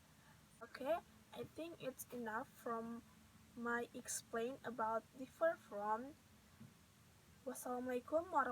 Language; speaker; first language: English; non-native, learner; Indonesian